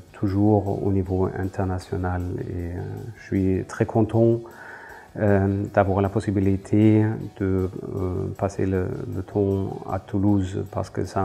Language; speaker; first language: French; non-native, fluent; German